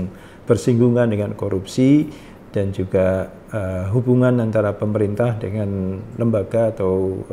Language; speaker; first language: Indonesian; native; Indonesian